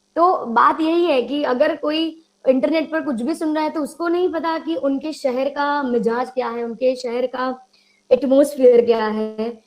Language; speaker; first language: Hindi; non-native, local second language; Gujarati